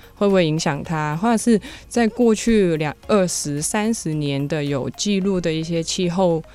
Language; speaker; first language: Chinese; non-native, fluent; Cantonese